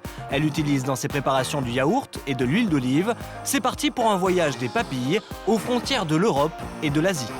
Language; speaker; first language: French; native; French